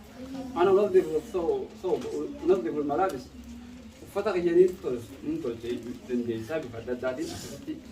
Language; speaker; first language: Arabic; non-native, fluent; Oromo